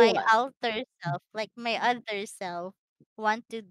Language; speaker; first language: English; non-native, learner; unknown